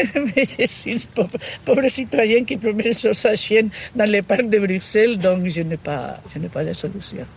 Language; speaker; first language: French; non-native, fluent; Spanish